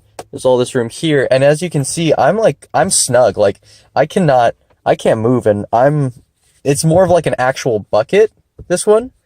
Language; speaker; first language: English; native; English